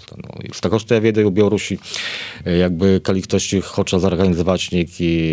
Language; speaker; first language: Polish; non-native, learner; Belarusian